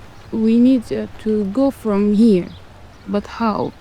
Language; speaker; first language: English; non-native, learner; Arabic